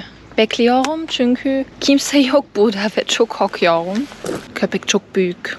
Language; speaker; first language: Turkish; non-native, learner; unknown